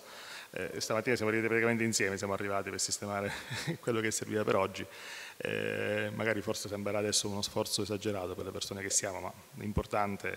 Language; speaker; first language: Italian; native; Italian